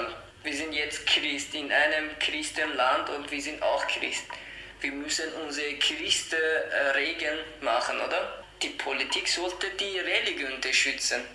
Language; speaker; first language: German; non-native, learner; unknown